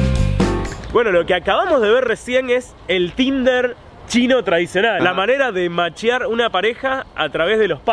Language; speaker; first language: Spanish; native; Spanish